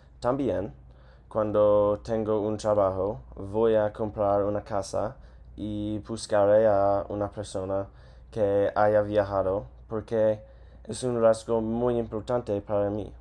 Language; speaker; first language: Spanish; non-native, learner; English